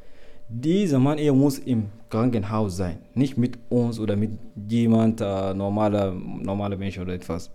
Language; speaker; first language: German; non-native, learner; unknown